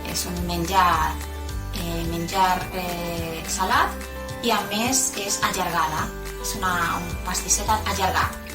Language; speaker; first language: Catalan; non-native, local second language; Spanish